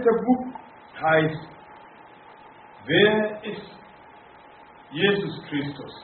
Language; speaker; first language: German; non-native, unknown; Akan